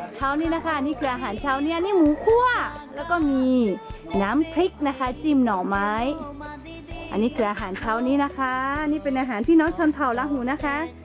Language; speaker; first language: Thai; non-native, local second language; Lahu